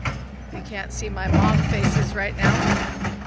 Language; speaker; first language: English; native; English